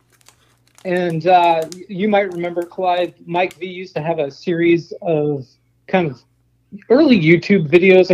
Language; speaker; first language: English; native; English